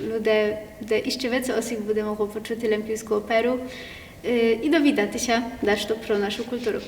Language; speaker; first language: Polish; non-native, local second language; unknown